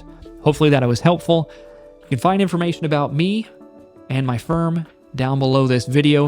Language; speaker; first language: English; native; English